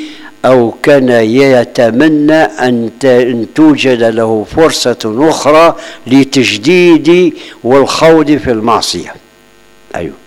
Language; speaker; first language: Arabic; non-native, local second language; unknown